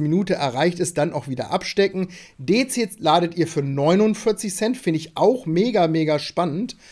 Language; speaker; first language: German; native; German